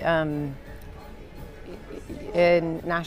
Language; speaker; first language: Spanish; non-native, learner; English